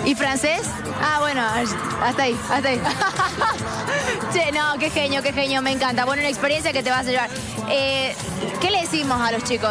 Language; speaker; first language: Spanish; native; Spanish